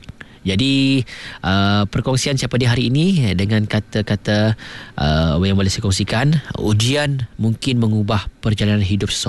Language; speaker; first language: Malay; native; Malay